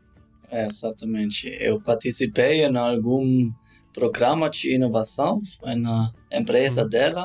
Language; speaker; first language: Portuguese; non-native, learner; German